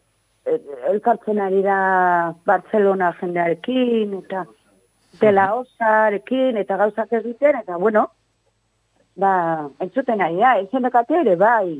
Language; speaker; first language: Basque; non-native, local second language; Spanish